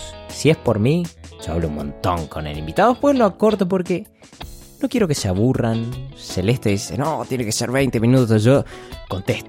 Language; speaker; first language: Spanish; native; Spanish